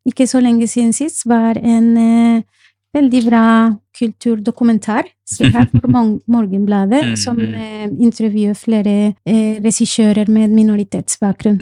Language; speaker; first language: Norwegian; non-native, fluent; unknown